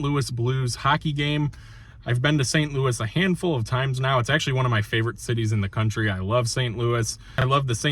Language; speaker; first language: English; native; English